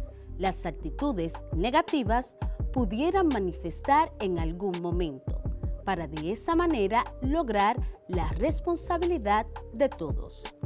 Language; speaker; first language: Spanish; native; Spanish